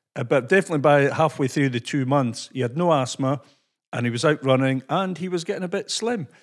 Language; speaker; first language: English; native; English